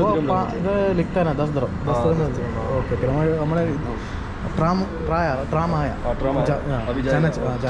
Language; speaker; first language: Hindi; non-native, local second language; Malayalam